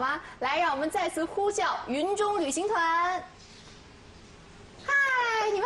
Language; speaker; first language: Chinese; native; Chinese